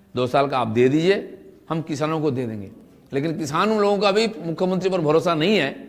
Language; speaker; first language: Hindi; non-native, local second language; Bangla